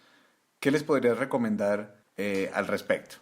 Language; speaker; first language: Spanish; native; Spanish